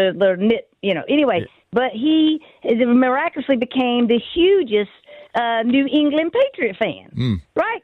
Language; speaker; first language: English; native; English